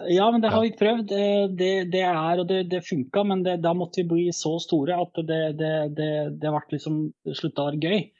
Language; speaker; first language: Norwegian; early bilingual, other home language; Bosnian